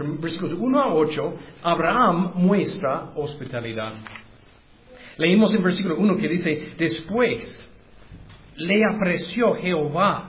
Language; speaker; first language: Spanish; non-native, learner; English